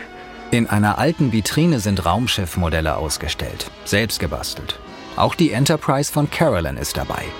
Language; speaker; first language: German; native; German